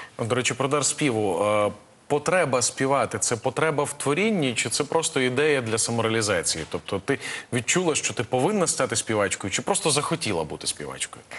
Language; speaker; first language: Ukrainian; native; Ukrainian